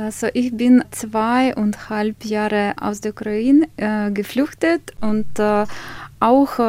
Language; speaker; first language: German; non-native, learner; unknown